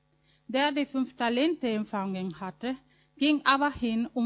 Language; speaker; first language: German; non-native, fluent; Spanish